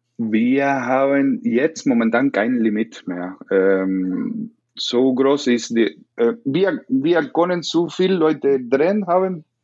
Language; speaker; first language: German; non-native, learner; Spanish